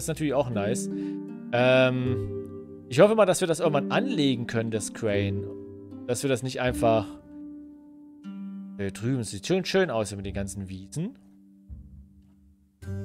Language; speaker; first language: German; native; German